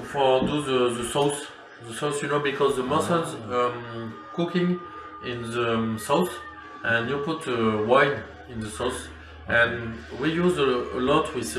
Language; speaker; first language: English; non-native, learner; French